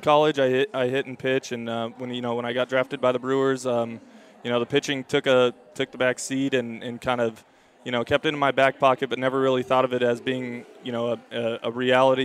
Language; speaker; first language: English; native; English